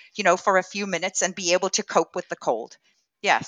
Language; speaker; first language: English; native; English